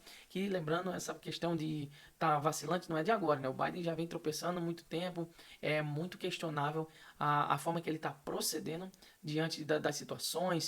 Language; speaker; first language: Portuguese; native; Portuguese